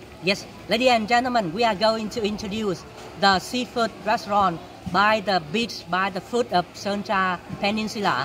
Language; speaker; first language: English; non-native, fluent; Vietnamese